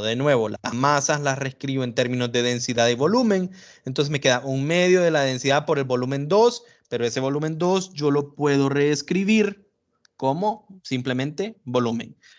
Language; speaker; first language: Spanish; native; Spanish